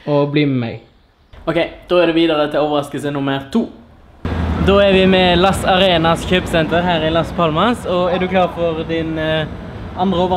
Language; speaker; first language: Norwegian; native; Norwegian